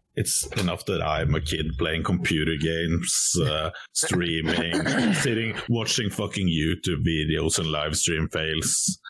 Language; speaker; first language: English; non-native, fluent; Norwegian